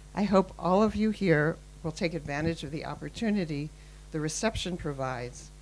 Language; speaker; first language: English; native; English